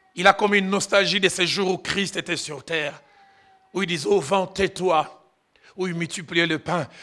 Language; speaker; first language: French; non-native, local second language; Lingala